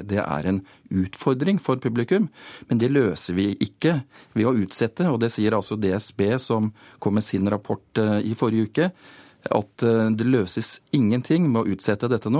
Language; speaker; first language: Norwegian; native; Norwegian